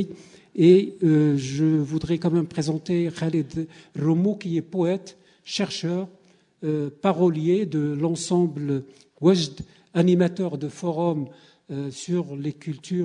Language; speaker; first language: French; native; French